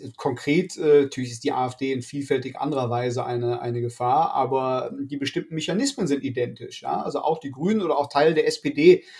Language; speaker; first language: German; native; German